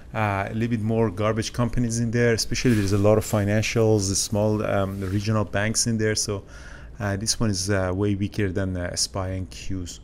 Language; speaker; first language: English; native; English